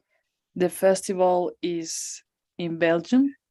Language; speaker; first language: English; non-native, learner; Spanish